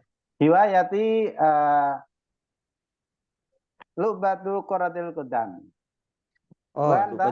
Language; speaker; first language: Arabic; non-native, learner; Indonesian